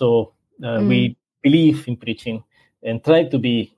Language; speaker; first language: English; non-native, fluent; Spanish